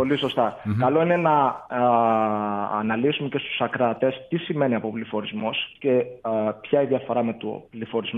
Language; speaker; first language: Greek; native; Greek